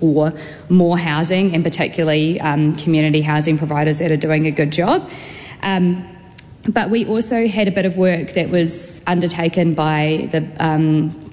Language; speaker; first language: English; native; English